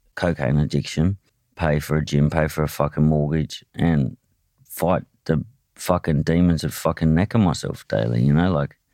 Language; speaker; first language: English; native; English